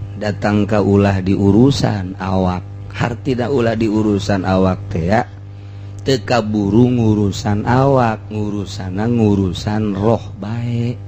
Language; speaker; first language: Sundanese; native; Sundanese